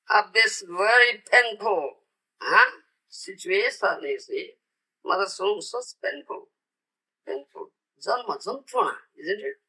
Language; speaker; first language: English; non-native, local second language; Odia